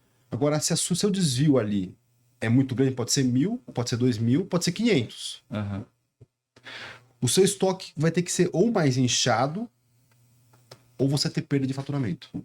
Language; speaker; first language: Portuguese; native; Portuguese